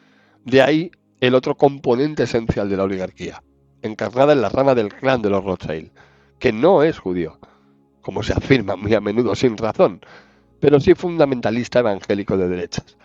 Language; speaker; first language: Spanish; native; Spanish